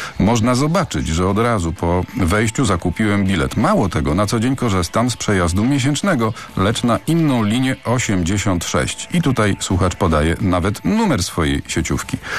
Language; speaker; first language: Polish; native; Polish